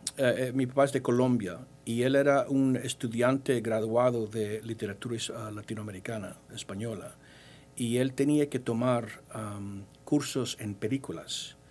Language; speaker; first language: Spanish; early bilingual, heritage; English